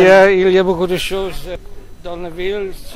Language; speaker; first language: French; non-native, learner; Spanish